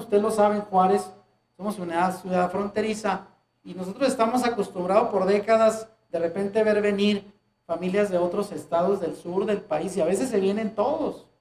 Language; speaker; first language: Spanish; native; Spanish